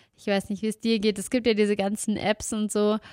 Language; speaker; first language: German; native; German